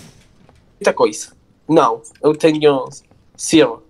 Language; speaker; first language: Portuguese; non-native, learner; Spanish